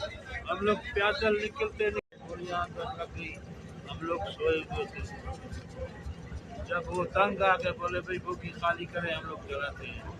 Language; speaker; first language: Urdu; non-native, local second language; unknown